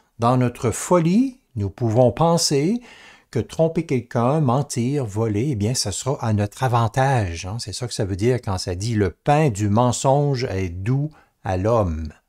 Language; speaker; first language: French; native; French